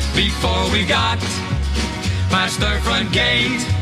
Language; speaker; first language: English; early bilingual, other home language; German